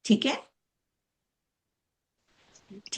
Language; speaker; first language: Hindi; non-native, fluent; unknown